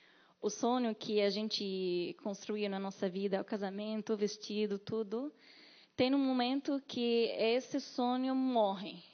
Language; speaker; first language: Portuguese; non-native, learner; Arabic